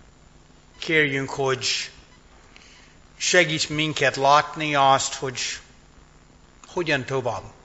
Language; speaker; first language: Hungarian; non-native, fluent; English